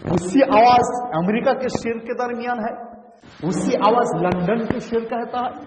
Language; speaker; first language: Urdu; non-native, local second language; Bangla